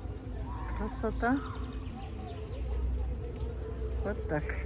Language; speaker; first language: Russian; non-native, fluent; Armenian